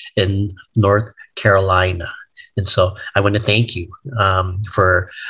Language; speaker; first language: English; native; English